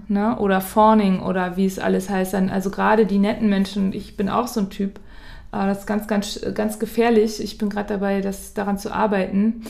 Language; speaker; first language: German; native; German